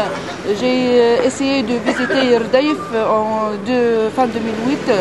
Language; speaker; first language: French; non-native, local second language; Arabic